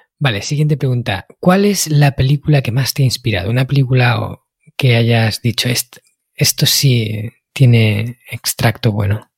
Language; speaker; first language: Spanish; native; Spanish